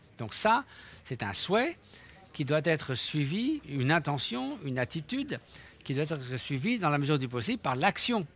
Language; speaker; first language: French; native; French